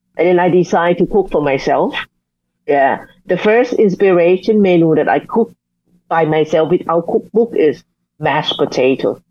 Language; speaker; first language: English; non-native, learner; Thai